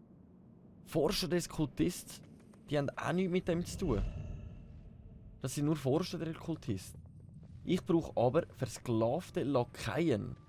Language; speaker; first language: German; native; German